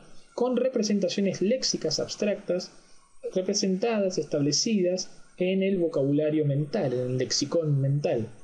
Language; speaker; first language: Spanish; native; Spanish